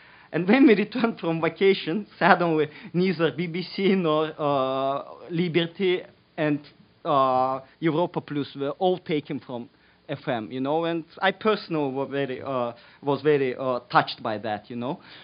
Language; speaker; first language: English; non-native, fluent; Azerbaijani